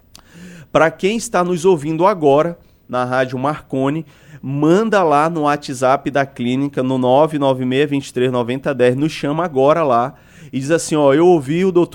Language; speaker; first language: Portuguese; native; Portuguese